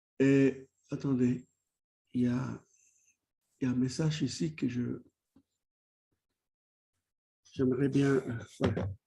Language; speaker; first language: French; non-native, fluent; Spanish